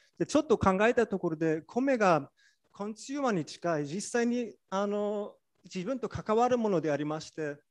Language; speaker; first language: Japanese; non-native, fluent; German